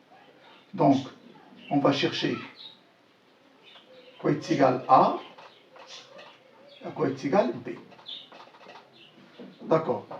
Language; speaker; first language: French; non-native, local second language; Arabic